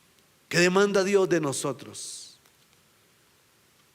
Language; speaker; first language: Spanish; native; Spanish